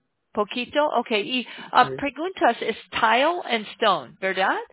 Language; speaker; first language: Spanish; non-native, learner; English